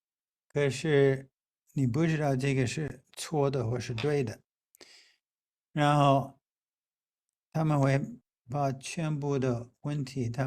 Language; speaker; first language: Chinese; non-native, fluent; English